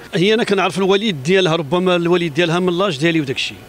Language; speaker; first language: Arabic; native; Arabic